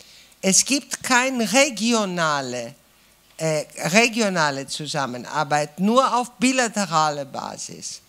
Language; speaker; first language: German; non-native, fluent; Greek